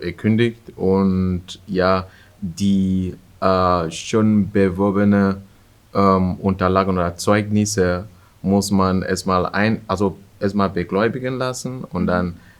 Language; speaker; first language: German; non-native, fluent; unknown